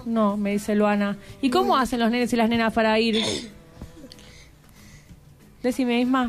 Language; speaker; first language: Spanish; native; Spanish